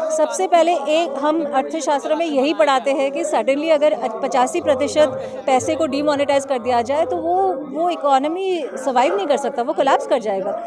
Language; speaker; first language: Hindi; non-native, local second language; Bangla